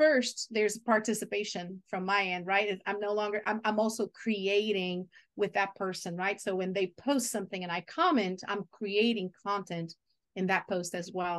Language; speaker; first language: English; non-native, fluent; Portuguese